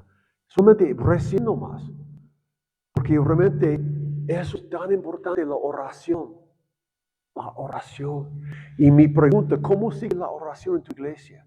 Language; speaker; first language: Spanish; non-native, fluent; English